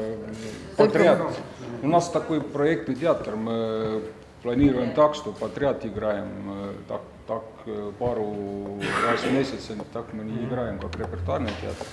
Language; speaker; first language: Russian; non-native, fluent; Estonian